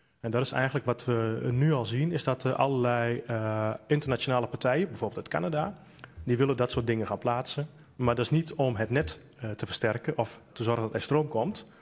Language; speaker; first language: Dutch; native; Dutch